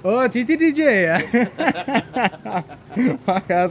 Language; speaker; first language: Indonesian; non-native, learner; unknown